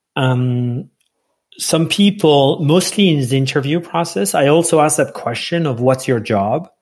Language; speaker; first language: English; non-native, fluent; French